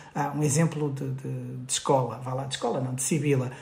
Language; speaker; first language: Portuguese; native; Portuguese